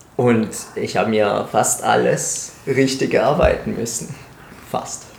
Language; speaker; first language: German; non-native, fluent; Italian